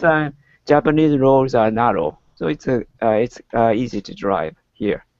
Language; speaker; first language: English; non-native, learner; Japanese